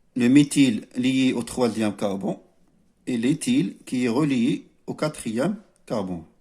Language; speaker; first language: French; non-native, local second language; Arabic